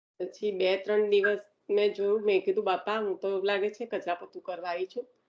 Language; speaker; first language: Gujarati; early bilingual, heritage; Gujarati